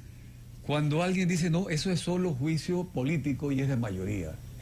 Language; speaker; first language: Spanish; native; Spanish